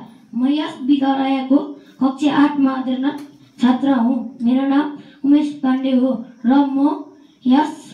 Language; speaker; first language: Nepali; native; Nepali